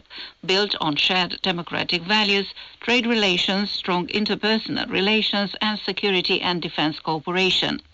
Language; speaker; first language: English; non-native, fluent; Romanian